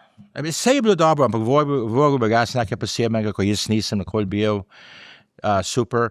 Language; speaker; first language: Slovenian; early bilingual, heritage; English